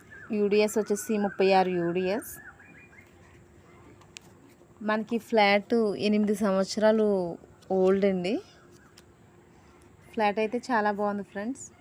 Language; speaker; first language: Telugu; native; Telugu